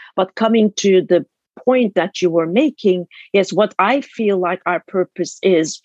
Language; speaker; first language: English; non-native, fluent; Turkish